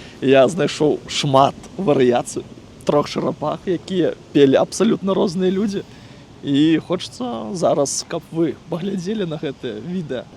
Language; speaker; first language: Belarusian; non-native, local second language; Russian